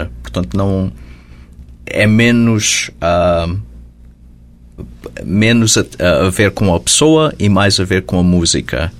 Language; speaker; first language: Portuguese; early bilingual, heritage; Portuguese